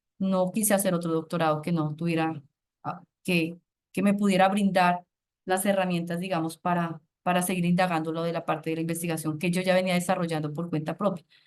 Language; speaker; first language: Spanish; native; Spanish